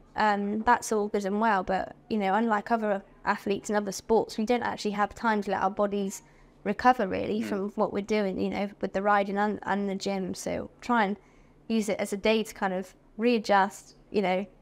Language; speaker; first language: English; native; English